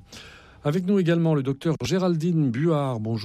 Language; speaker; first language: French; native; French